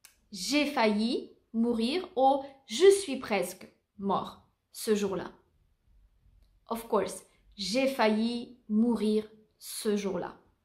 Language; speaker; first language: French; native; French